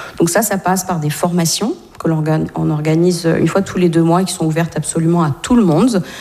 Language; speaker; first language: French; native; French